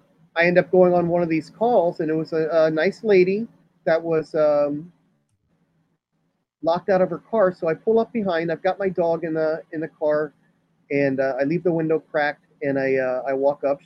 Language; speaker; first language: English; native; English